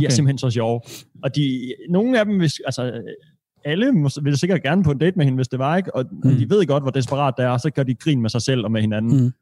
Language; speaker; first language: Danish; native; Danish